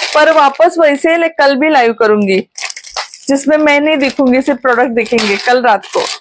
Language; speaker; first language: Hindi; non-native, local second language; Marathi